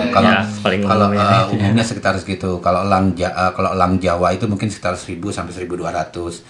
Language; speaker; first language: Indonesian; native; Indonesian